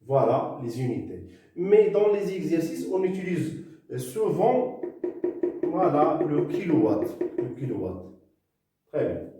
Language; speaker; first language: French; non-native, local second language; Arabic